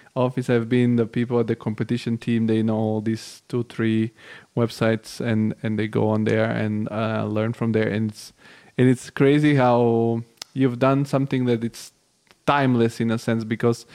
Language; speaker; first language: English; non-native, fluent; Bulgarian